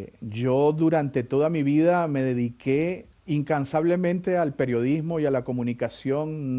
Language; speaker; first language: Spanish; native; Spanish